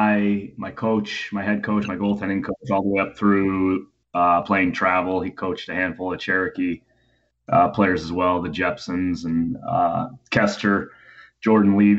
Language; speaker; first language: English; native; English